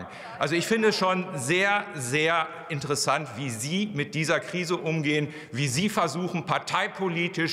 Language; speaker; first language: German; native; German